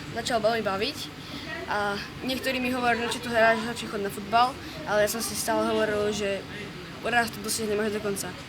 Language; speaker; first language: Slovak; native; Slovak